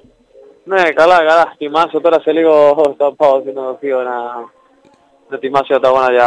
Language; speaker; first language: Greek; non-native, learner; Spanish